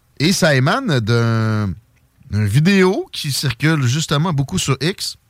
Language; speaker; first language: French; native; French